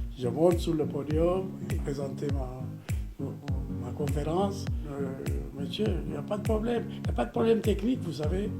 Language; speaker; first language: French; non-native, fluent; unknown